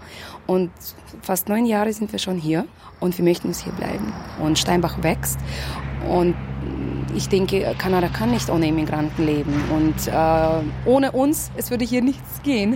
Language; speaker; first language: German; early bilingual, heritage; German